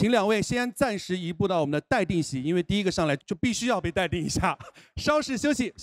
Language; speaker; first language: Chinese; native; Chinese